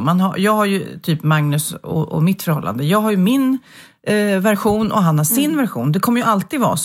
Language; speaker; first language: Swedish; native; Swedish